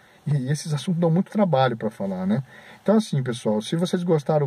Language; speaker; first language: Portuguese; native; Portuguese